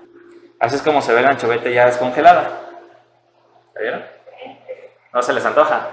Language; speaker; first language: Spanish; native; Spanish